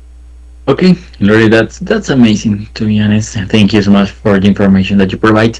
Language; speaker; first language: English; non-native, learner; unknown